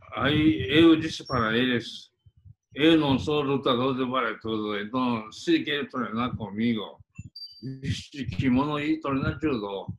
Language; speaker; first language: Portuguese; non-native, fluent; Japanese